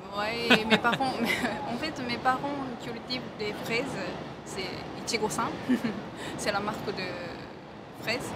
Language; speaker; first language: French; non-native, fluent; Japanese